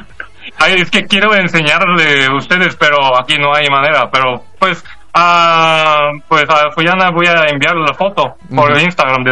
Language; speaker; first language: Spanish; non-native, fluent; Korean